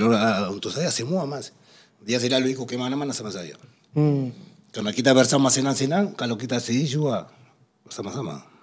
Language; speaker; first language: Indonesian; non-native, fluent; Spanish